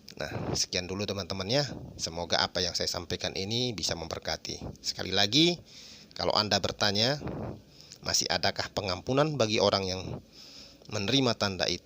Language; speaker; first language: Indonesian; native; Indonesian